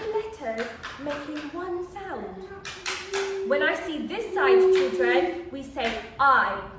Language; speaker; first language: English; native; English